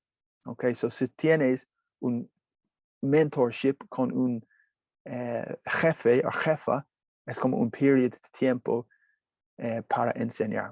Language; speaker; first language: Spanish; non-native, learner; English